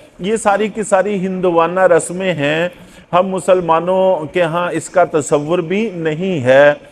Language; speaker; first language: Urdu; native; Urdu